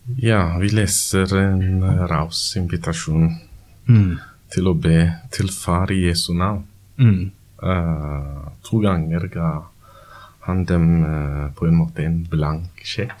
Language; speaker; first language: Norwegian; non-native, learner; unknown